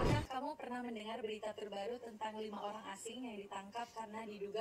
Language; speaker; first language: Indonesian; native; Indonesian